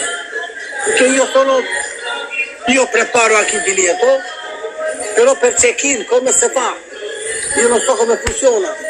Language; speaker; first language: Italian; non-native, learner; Albanian